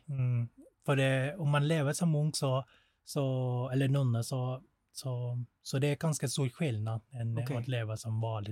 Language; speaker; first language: Swedish; non-native, fluent; Thai